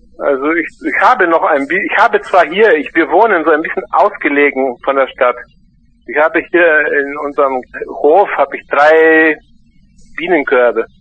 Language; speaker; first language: German; early bilingual, heritage; German